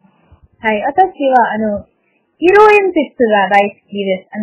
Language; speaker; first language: Japanese; non-native, learner; Malayalam